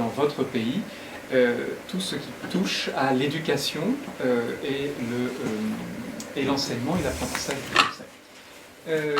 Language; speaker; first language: French; native; French